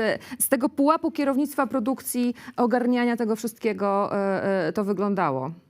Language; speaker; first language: Polish; native; Polish